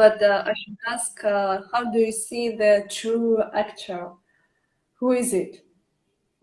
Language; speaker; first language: English; non-native, learner; Russian